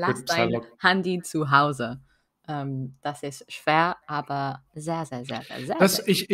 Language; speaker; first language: German; non-native, learner; French